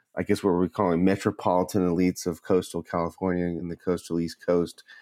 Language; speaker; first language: English; native; English